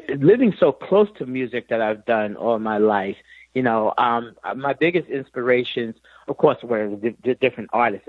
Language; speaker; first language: English; native; English